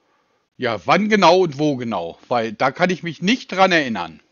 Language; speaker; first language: German; native; German